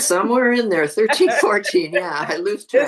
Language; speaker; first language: English; native; English